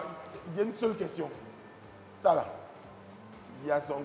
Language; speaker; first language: French; native; French